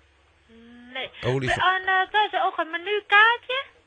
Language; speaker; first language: Dutch; non-native, learner; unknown